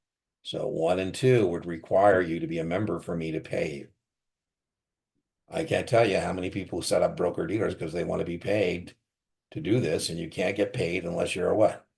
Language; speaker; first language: English; native; English